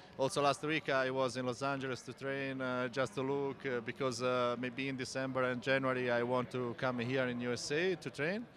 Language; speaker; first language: English; non-native, fluent; Italian